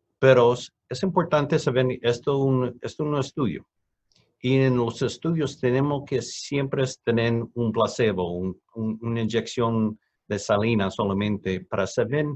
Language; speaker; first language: Spanish; non-native, fluent; English